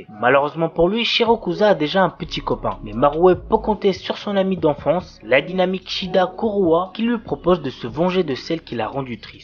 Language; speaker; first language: French; native; French